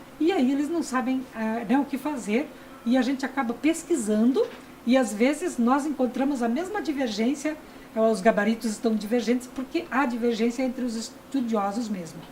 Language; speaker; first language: Portuguese; early bilingual, other home language; Ukrainian